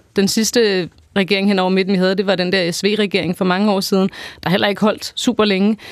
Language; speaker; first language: Danish; early bilingual, other home language; Persian